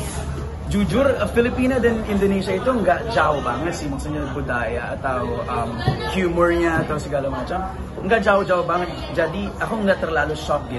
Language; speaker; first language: Indonesian; non-native, fluent; Filipino